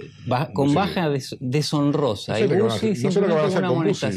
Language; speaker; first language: Spanish; native; Spanish